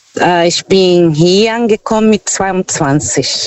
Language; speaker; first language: German; non-native, fluent; Portuguese